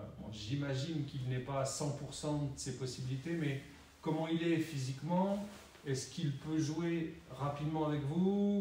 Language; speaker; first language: French; native; French